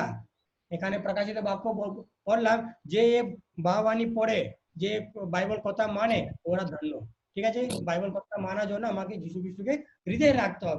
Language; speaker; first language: Bangla; non-native, learner; Hindi